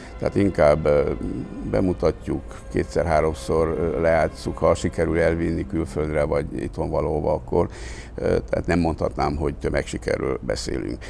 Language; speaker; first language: Hungarian; native; Hungarian